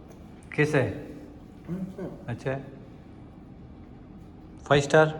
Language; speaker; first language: Hindi; non-native, local second language; Tulu